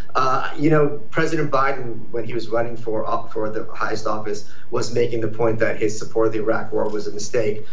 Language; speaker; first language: English; early bilingual, other home language; Ukrainian